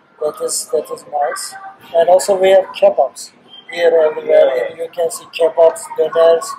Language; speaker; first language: English; non-native, learner; Turkish